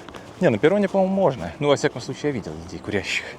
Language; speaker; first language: Russian; native; Russian